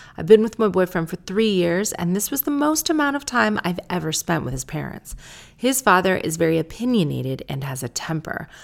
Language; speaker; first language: English; native; English